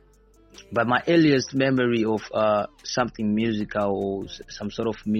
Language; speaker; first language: English; non-native, local second language; Shona